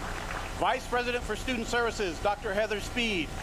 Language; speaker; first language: English; native; English